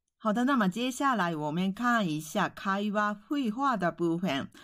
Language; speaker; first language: Chinese; non-native, fluent; Japanese